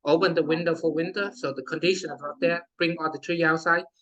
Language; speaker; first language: English; non-native, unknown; Vietnamese